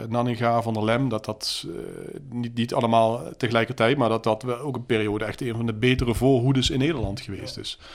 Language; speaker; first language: Dutch; native; Dutch